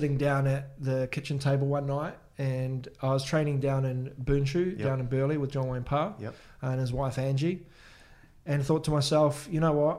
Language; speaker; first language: English; native; English